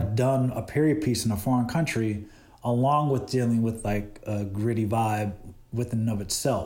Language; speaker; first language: English; native; English